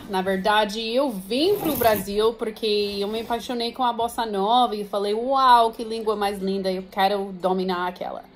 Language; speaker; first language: Portuguese; non-native, fluent; English